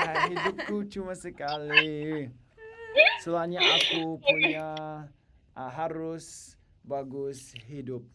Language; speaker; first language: Indonesian; non-native, learner; English